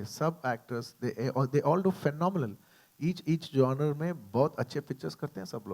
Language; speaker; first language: Hindi; non-native, local second language; Telugu